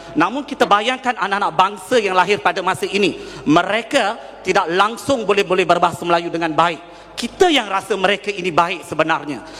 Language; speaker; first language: Malay; non-native, local second language; Tamil